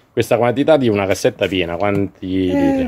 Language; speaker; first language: Italian; native; Italian